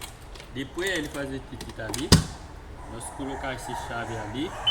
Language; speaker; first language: Portuguese; non-native, learner; Haitian Creole